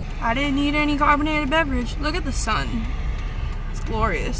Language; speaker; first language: English; native; English